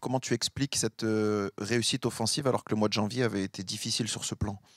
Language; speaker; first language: French; native; French